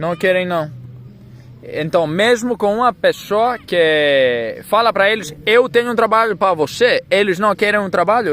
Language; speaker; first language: Portuguese; non-native, fluent; Greek